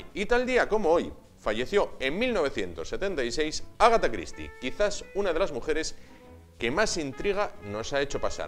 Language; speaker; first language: Spanish; native; Spanish